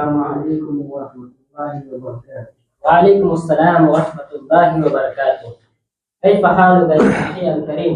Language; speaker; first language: Arabic; non-native, learner; Urdu